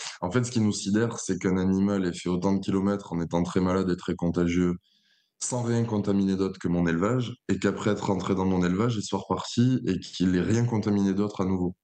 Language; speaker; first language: French; native; French